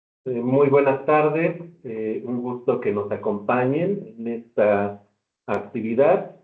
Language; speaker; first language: Spanish; native; Spanish